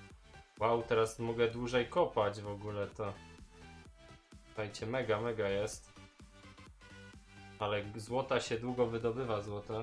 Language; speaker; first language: Polish; native; Polish